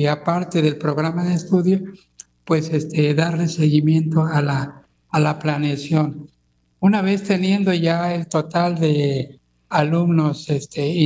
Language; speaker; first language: Spanish; non-native, local second language; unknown